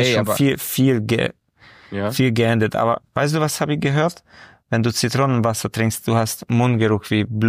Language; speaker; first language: German; non-native, learner; Romanian